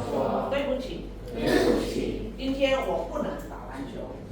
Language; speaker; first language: Chinese; non-native, fluent; Indonesian